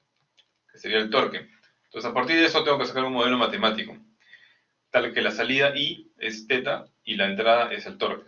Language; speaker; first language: Spanish; native; Spanish